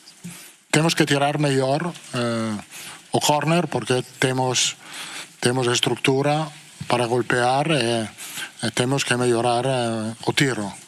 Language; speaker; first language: Portuguese; non-native, learner; Italian